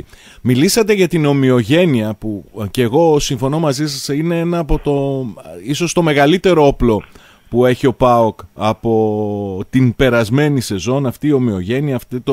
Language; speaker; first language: Greek; native; Greek